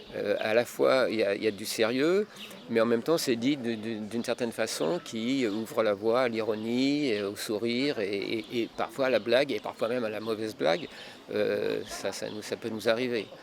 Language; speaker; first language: French; native; French